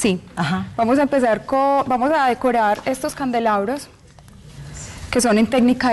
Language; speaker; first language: Spanish; native; Spanish